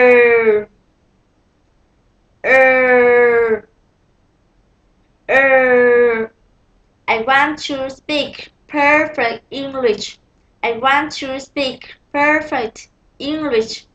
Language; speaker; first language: English; non-native, learner; Vietnamese